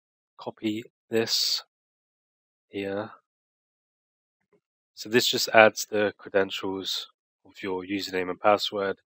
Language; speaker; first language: English; native; English